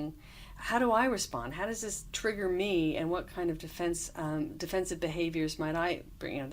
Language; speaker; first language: English; native; English